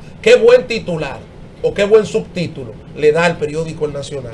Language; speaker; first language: Spanish; native; Spanish